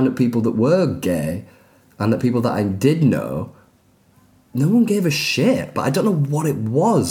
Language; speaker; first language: English; native; English